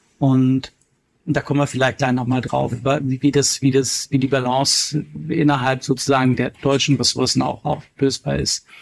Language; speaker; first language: German; native; German